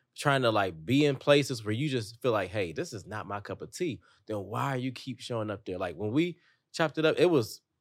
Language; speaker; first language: English; native; English